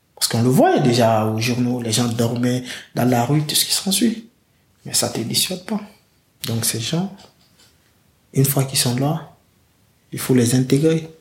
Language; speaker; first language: French; non-native, local second language; Fula